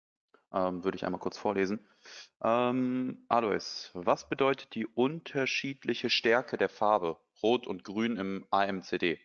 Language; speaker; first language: German; native; German